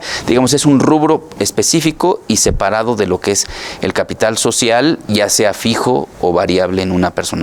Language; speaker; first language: Spanish; native; Spanish